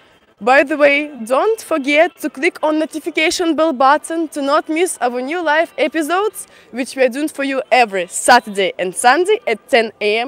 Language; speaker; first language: English; non-native, fluent; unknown